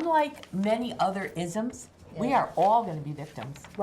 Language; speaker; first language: English; native; English